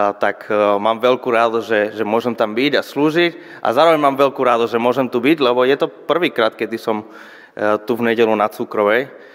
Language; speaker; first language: Slovak; non-native, fluent; Spanish